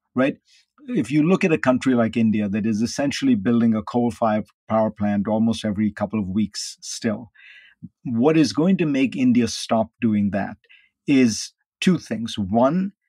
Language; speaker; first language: English; non-native, local second language; Hindi